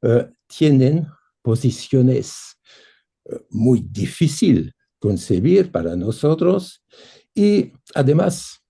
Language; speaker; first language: Spanish; non-native, fluent; French